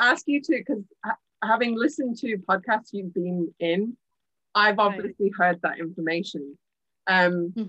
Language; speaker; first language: English; native; English